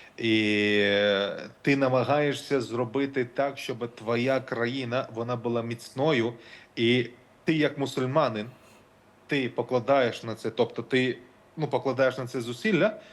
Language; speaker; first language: Ukrainian; non-native, local second language; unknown